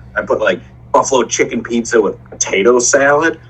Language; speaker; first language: English; native; English